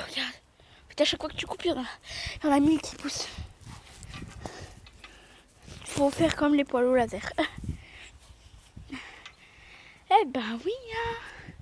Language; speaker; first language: French; native; French